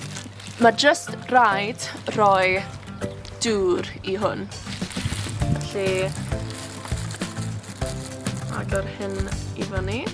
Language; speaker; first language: Welsh; non-native, local second language; English